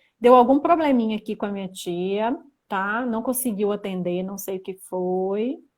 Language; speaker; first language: Portuguese; native; Portuguese